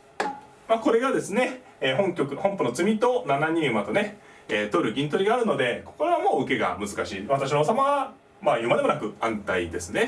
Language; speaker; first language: Japanese; native; Japanese